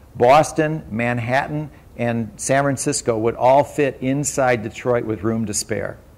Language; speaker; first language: English; native; English